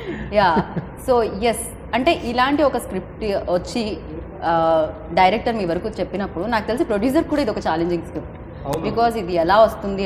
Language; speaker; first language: Telugu; native; Telugu